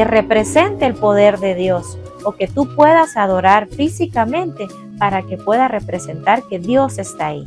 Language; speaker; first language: Spanish; native; Spanish